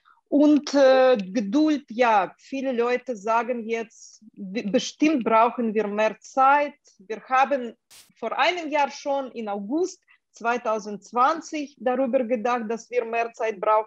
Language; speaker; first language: German; non-native, fluent; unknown